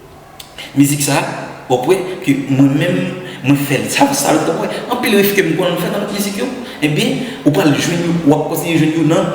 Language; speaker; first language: French; non-native, learner; Haitian Creole